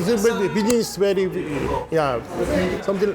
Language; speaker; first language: English; non-native, learner; Korean